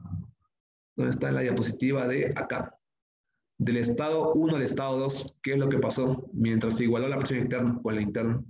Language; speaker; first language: Spanish; native; Spanish